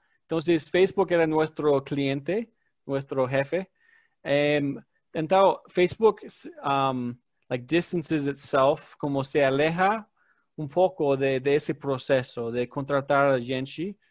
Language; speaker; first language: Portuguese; non-native, learner; English